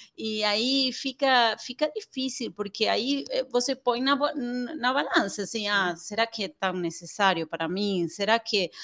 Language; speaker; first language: Portuguese; non-native, fluent; Spanish